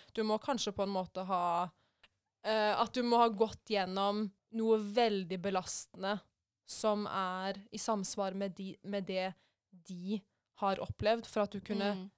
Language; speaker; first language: Norwegian; early bilingual, other home language; Persian